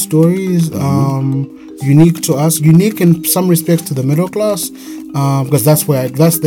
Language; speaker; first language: English; non-native, local second language; Shona